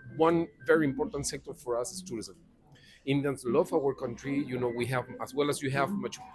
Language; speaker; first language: English; non-native, fluent; Spanish